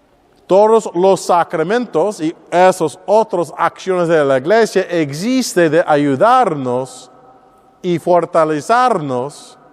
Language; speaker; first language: Spanish; non-native, learner; English